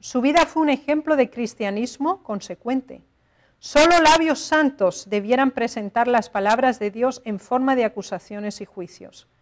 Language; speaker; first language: Spanish; native; Spanish